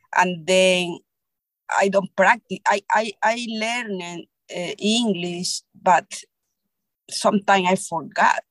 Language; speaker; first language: English; non-native, learner; Spanish